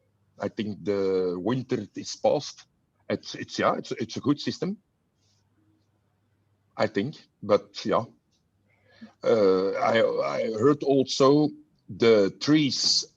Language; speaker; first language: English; non-native, learner; Dutch